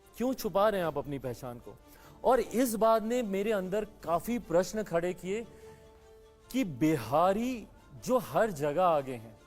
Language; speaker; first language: Hindi; native; Hindi